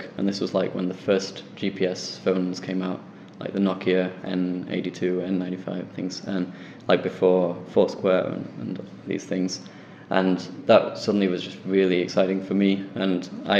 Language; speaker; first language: English; native; English